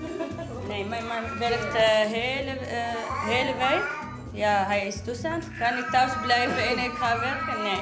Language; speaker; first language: Dutch; non-native, learner; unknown